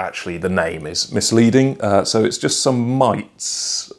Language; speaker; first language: English; native; English